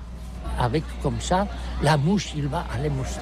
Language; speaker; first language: French; non-native, learner; Catalan